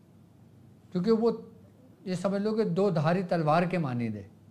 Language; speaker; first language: Urdu; native; Urdu